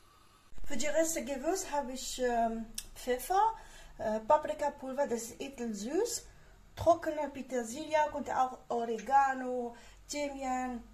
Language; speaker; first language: German; non-native, fluent; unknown